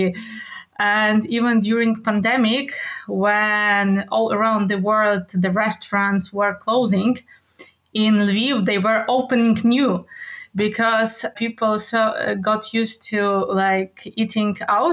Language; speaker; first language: English; non-native, fluent; Ukrainian